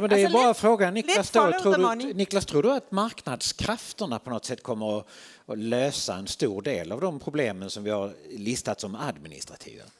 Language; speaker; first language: Swedish; native; Swedish